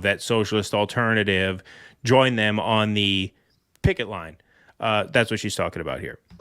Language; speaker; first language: English; native; English